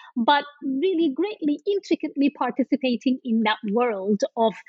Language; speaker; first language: English; non-native, fluent; Turkish